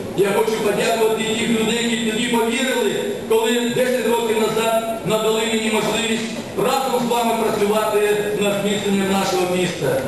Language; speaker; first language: Ukrainian; non-native, local second language; Russian